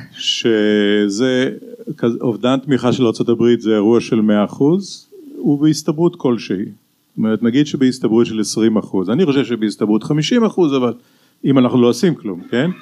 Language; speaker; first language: Hebrew; native; Hebrew